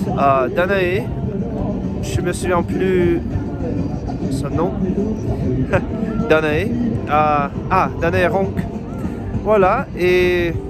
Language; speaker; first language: French; non-native, fluent; Russian